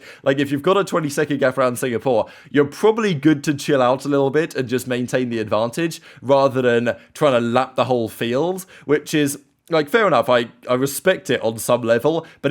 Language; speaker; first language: English; native; English